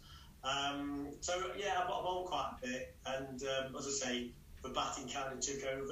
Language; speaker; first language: English; native; English